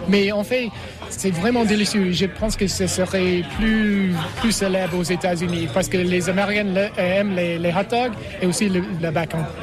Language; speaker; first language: French; non-native, learner; English